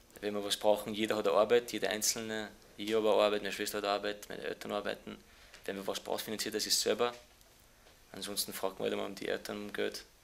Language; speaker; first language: German; early bilingual, other home language; Bosnian